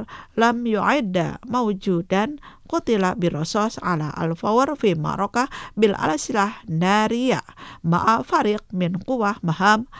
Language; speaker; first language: Arabic; non-native, fluent; Indonesian